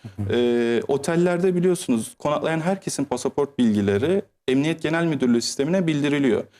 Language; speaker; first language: Turkish; native; Turkish